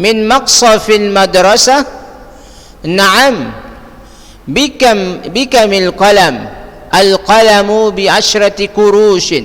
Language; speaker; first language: Arabic; non-native, fluent; Indonesian